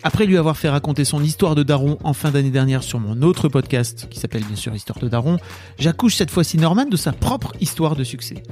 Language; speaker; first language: French; native; French